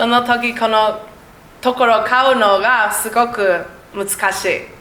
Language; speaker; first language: Japanese; non-native, learner; Chinese